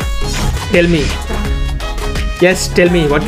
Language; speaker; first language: English; non-native, learner; Tamil